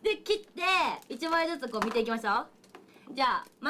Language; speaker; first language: Japanese; native; Japanese